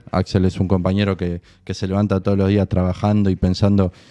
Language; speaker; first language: Spanish; native; Spanish